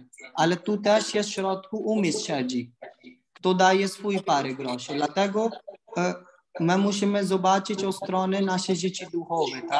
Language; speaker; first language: Polish; non-native, learner; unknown